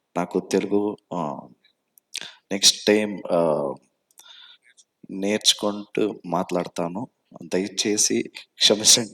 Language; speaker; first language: Telugu; non-native, learner; Kannada